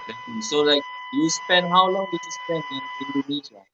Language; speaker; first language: English; non-native, fluent; Malay